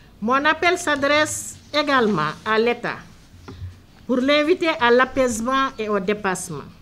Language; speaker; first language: French; non-native, local second language; Wolof